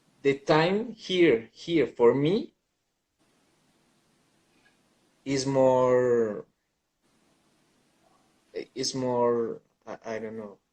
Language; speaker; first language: English; non-native, learner; Spanish